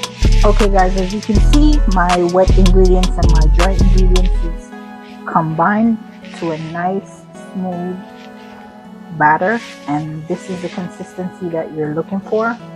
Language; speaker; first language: English; native; English